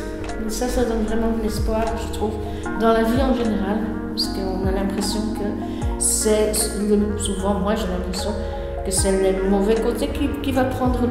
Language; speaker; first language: French; native; French